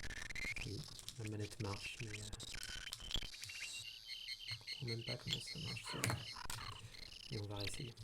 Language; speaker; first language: French; native; French